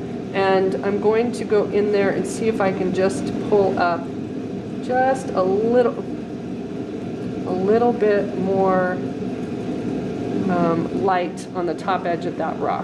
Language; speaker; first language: English; native; English